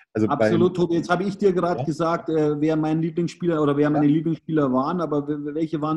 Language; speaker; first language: German; native; German